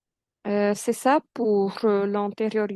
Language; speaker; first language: French; non-native, fluent; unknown